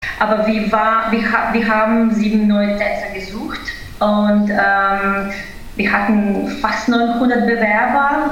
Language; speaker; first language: German; non-native, fluent; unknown